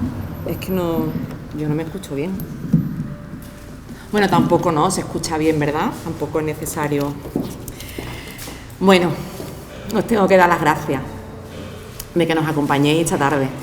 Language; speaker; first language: Spanish; native; Spanish